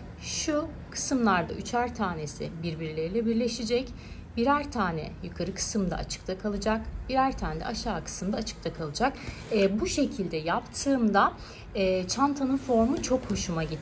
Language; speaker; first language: Turkish; native; Turkish